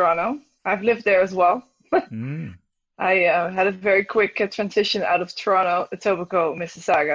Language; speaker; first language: English; non-native, fluent; Dutch